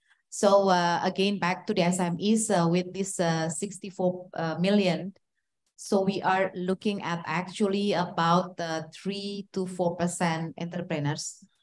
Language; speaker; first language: English; non-native, fluent; Indonesian